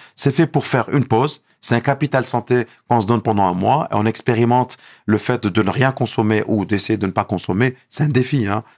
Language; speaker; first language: French; non-native, local second language; Arabic